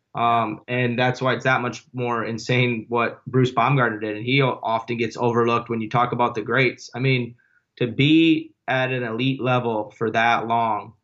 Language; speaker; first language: English; native; English